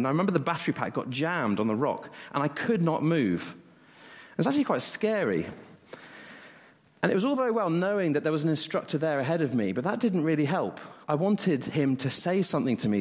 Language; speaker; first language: English; native; English